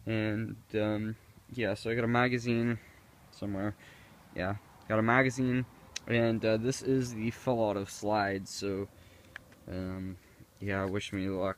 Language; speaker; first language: English; native; English